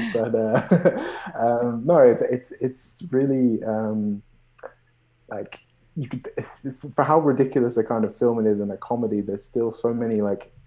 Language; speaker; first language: English; native; English